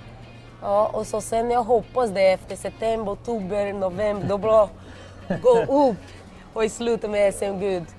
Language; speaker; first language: Swedish; non-native, learner; Portuguese